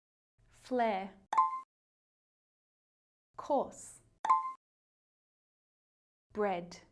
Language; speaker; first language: English; native; English